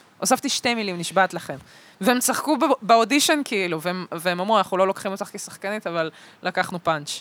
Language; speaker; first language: Hebrew; early bilingual, other home language; Russian